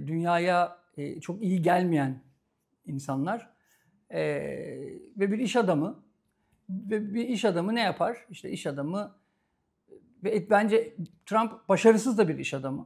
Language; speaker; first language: Turkish; native; Turkish